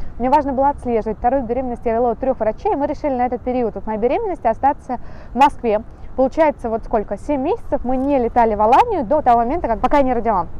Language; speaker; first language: Russian; native; Russian